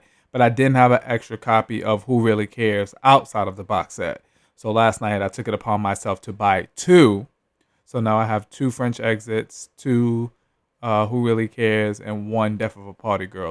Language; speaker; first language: English; native; English